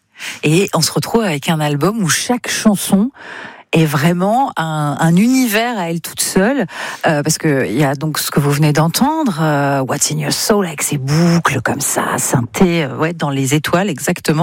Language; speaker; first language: French; native; French